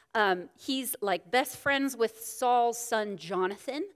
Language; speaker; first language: English; native; English